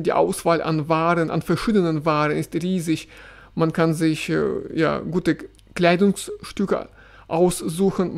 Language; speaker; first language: German; non-native, fluent; Russian